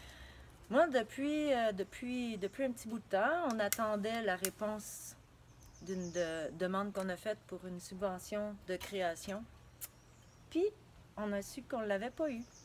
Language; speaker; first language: French; native; French